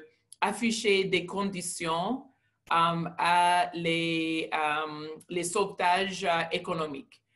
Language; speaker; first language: French; non-native, local second language; English